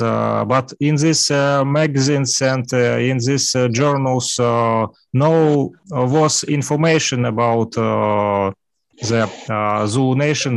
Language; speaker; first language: English; non-native, learner; Russian